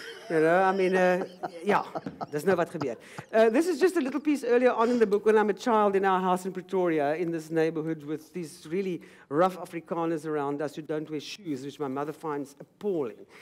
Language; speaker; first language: English; native; English